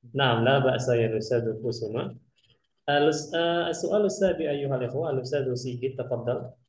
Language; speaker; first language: Arabic; non-native, fluent; Indonesian